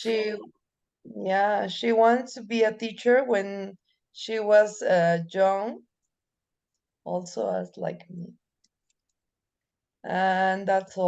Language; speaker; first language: English; non-native, learner; Spanish